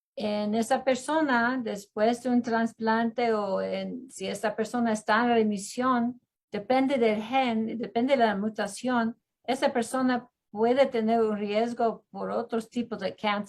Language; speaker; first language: Spanish; early bilingual, heritage; Spanish